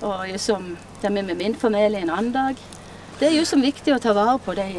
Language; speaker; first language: Norwegian; native; Norwegian